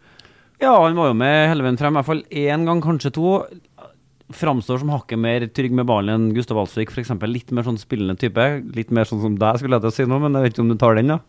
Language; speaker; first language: Norwegian; native; Norwegian